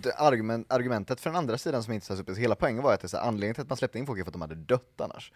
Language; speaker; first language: Swedish; native; Swedish